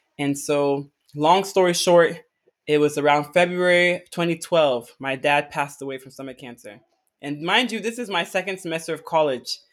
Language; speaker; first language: English; early bilingual, other home language; Akan